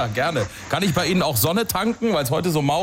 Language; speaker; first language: German; native; German